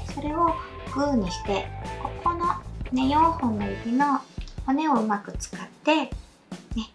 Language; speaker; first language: Japanese; native; Japanese